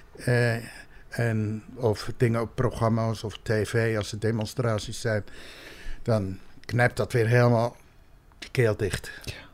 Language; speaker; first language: Dutch; native; Dutch